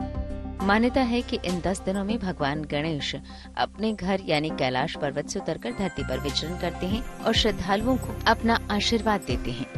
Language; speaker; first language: Hindi; native; Hindi